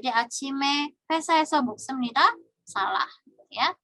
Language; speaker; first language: Korean; non-native, fluent; Indonesian